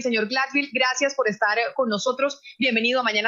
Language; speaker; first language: Spanish; native; Spanish